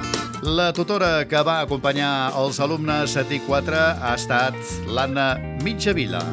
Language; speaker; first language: Catalan; native; Catalan